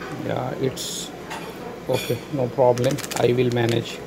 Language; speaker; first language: English; non-native, learner; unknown